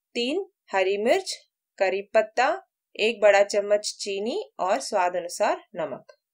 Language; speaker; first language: Hindi; non-native, local second language; Malayalam